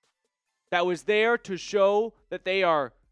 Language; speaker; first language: English; native; English